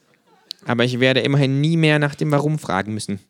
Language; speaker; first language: German; native; German